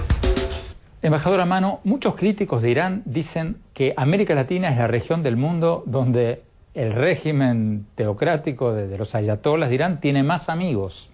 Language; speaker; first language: Spanish; native; Spanish